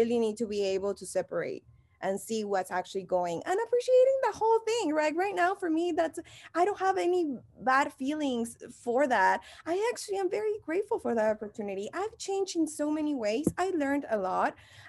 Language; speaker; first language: English; non-native, fluent; Spanish